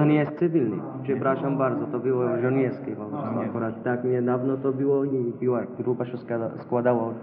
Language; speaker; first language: Polish; non-native, fluent; Arabic